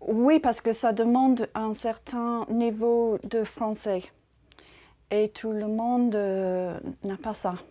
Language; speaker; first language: French; non-native, fluent; English